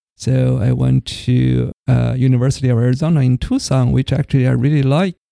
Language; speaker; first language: English; non-native, fluent; Chinese